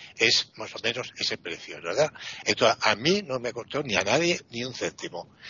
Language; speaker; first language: Spanish; non-native, fluent; Italian